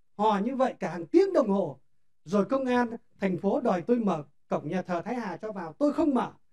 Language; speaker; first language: Vietnamese; native; Vietnamese